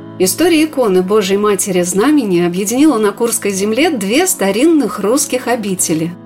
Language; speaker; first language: Russian; native; Russian